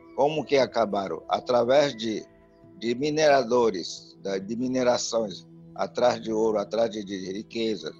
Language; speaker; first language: Portuguese; non-native, local second language; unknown